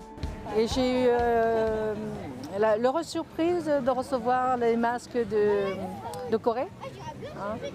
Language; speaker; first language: French; early bilingual, heritage; French